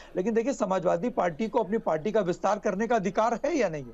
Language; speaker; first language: Hindi; native; Hindi